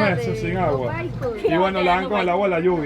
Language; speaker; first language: Spanish; native; Spanish